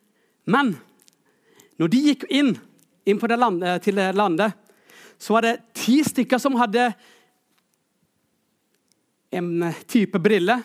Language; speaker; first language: Norwegian; non-native, fluent; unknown